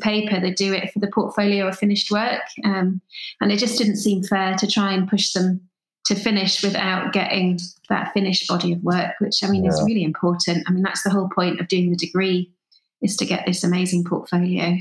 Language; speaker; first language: English; native; English